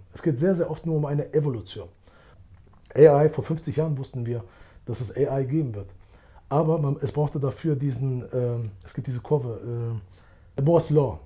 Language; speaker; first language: German; early bilingual, other home language; Albanian